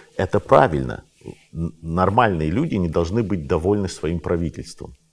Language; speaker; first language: Russian; native; Russian